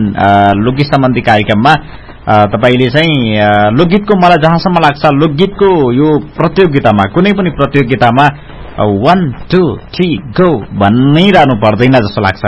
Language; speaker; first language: Nepali; non-native, local second language; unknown